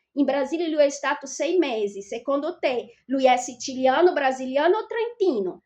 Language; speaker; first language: Italian; non-native, fluent; Portuguese